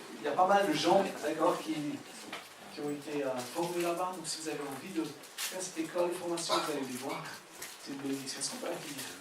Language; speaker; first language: French; native; French